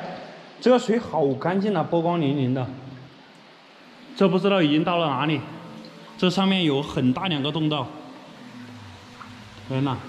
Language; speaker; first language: Chinese; native; Chinese